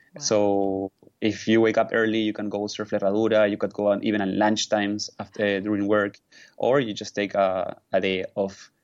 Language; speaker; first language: English; non-native, fluent; Spanish